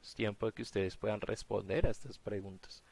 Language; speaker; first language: Spanish; native; Spanish